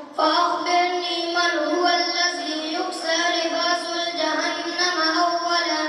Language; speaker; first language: Arabic; non-native, learner; Urdu